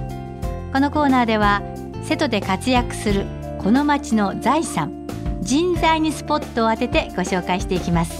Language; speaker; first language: Japanese; native; Japanese